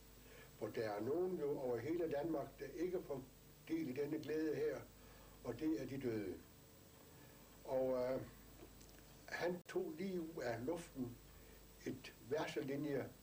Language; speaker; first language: Danish; native; Danish